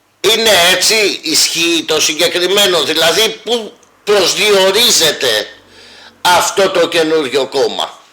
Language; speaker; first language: Greek; native; Greek